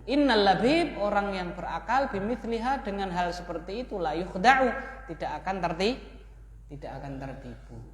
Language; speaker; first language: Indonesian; native; Indonesian